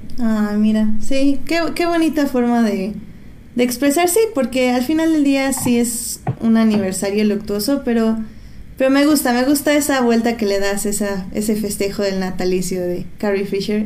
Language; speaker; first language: Spanish; native; Spanish